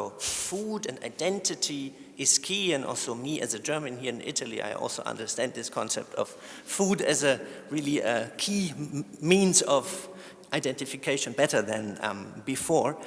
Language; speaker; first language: English; non-native, fluent; German